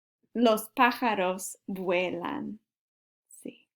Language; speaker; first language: Spanish; non-native, fluent; English